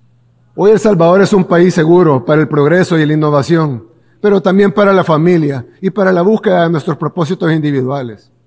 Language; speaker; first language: Spanish; native; Spanish